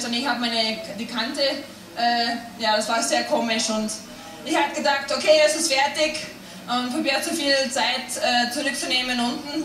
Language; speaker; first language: German; non-native, fluent; English